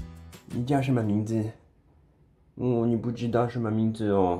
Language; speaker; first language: Chinese; non-native, fluent; French